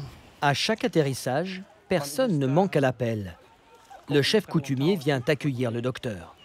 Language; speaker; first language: French; native; French